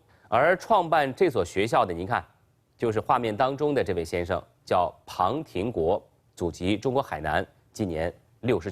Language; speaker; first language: Chinese; native; Chinese